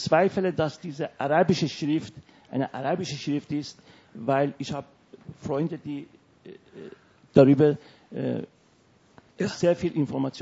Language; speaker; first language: German; non-native, fluent; Persian